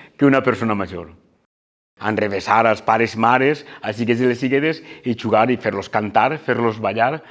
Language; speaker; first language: Catalan; native; Catalan